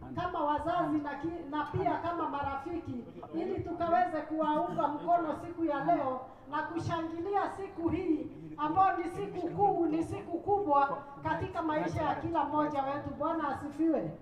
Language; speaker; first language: Swahili; non-native, local second language; Kikuyu